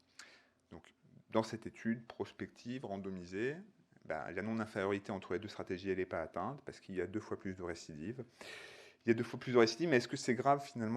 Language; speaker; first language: French; native; French